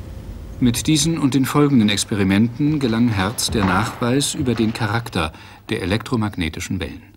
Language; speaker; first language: German; native; German